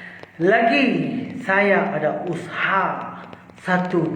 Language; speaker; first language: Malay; non-native, learner; Urdu